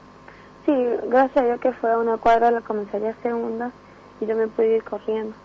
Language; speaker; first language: Spanish; native; Spanish